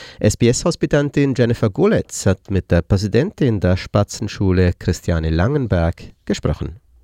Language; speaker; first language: German; native; German